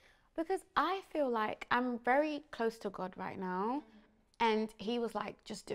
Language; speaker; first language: English; early bilingual, other home language; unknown